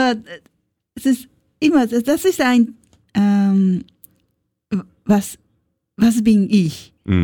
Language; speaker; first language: German; non-native, learner; Japanese